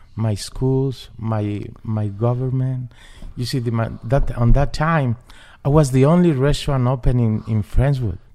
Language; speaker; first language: English; non-native, learner; Spanish